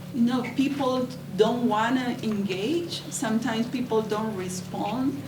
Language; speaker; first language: English; non-native, fluent; Spanish